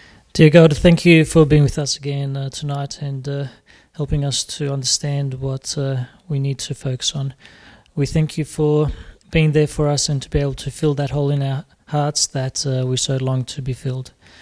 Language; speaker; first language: English; early bilingual, other home language; Romanian